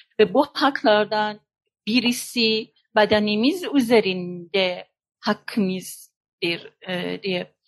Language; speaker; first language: Turkish; non-native, fluent; Persian